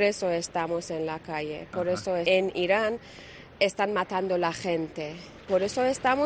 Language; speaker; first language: Spanish; non-native, learner; Persian